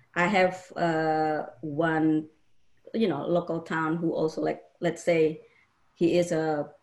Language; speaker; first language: English; non-native, fluent; Indonesian